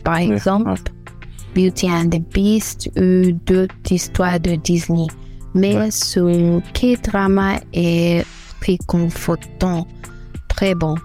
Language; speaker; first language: French; non-native, learner; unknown